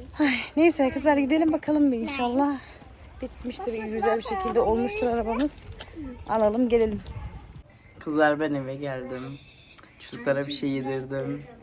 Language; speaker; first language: Turkish; early bilingual, heritage; Turkish